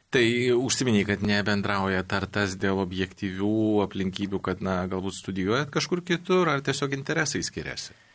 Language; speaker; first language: Lithuanian; native; Lithuanian